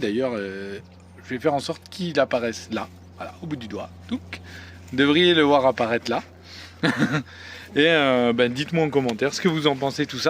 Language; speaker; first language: French; native; French